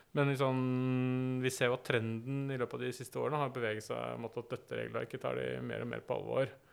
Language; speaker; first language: Norwegian; native; Norwegian